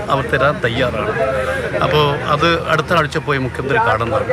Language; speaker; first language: Malayalam; native; Malayalam